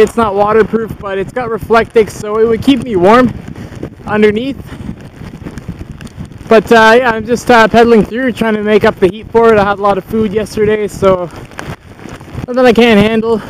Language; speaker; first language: English; native; English